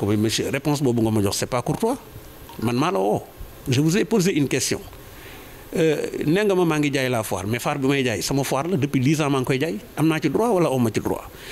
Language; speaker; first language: French; non-native, local second language; Wolof